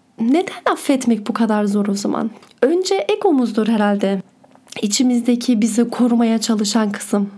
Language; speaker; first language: Turkish; early bilingual, heritage; Turkish